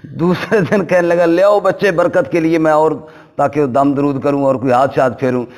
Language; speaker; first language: Urdu; non-native, local second language; Punjabi